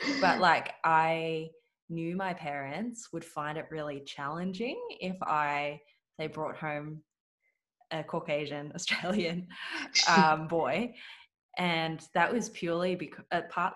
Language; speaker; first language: English; non-native, local second language; Cantonese